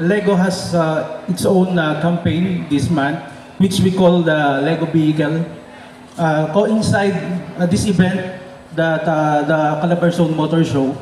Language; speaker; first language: English; non-native, local second language; Filipino